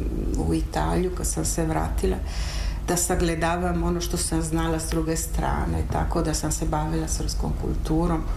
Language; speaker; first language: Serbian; non-native, fluent; Italian